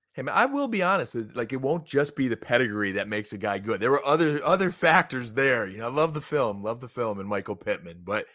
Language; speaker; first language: English; native; English